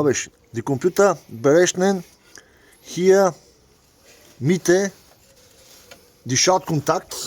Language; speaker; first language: German; non-native, learner; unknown